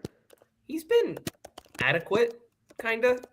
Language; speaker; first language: English; native; English